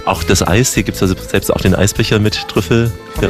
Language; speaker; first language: German; native; German